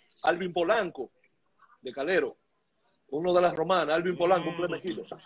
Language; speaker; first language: Spanish; native; Spanish